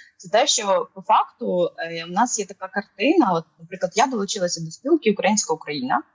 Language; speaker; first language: Ukrainian; non-native, local second language; Russian